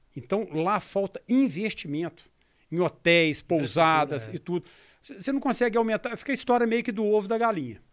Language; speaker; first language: Portuguese; native; Portuguese